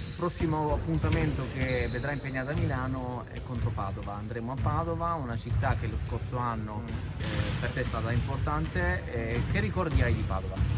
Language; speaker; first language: Italian; native; Italian